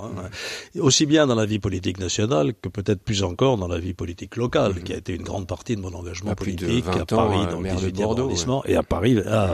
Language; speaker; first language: French; native; French